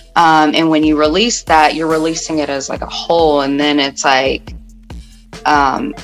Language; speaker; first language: English; native; English